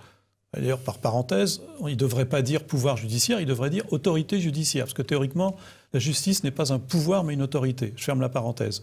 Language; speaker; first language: French; native; French